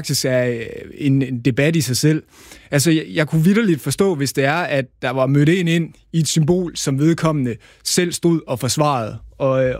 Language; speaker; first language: Danish; native; Danish